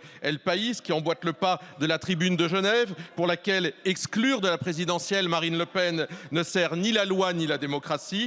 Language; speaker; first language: French; native; French